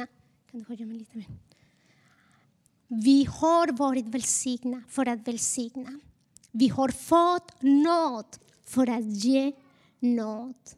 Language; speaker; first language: Swedish; non-native, fluent; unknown